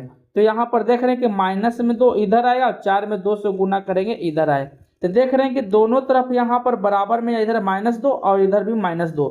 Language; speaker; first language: Hindi; native; Hindi